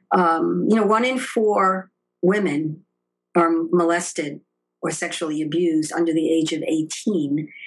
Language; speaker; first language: English; native; English